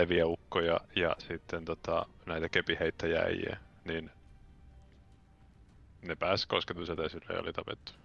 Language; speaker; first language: Finnish; native; Finnish